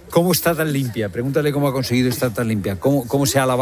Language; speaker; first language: Spanish; native; Spanish